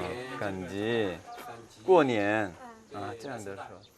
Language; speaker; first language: Chinese; non-native, learner; Korean